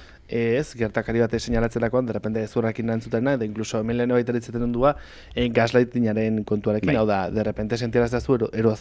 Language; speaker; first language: Basque; native; Basque